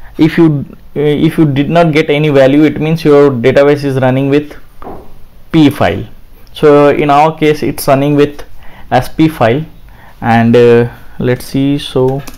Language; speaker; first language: English; non-native, local second language; Hindi